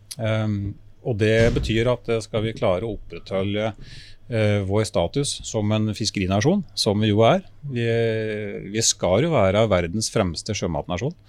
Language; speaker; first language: Norwegian; native; Norwegian